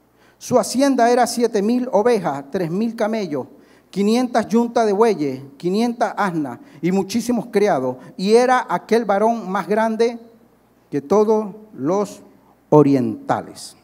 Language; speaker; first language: Spanish; native; Spanish